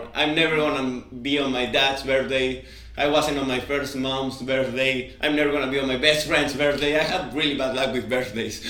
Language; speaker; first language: English; non-native, fluent; Spanish